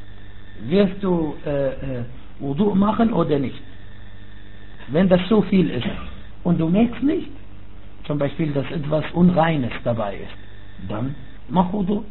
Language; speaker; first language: German; non-native, fluent; Arabic